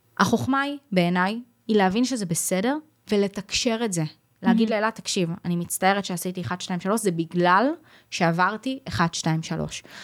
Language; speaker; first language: Hebrew; native; Hebrew